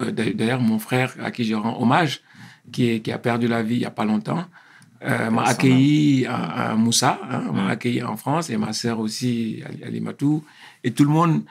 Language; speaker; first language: French; non-native, local second language; Wolof